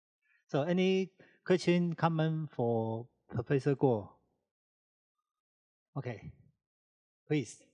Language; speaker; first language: English; non-native, learner; Chinese